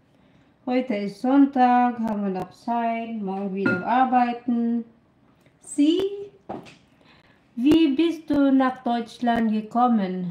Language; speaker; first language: German; non-native, learner; Filipino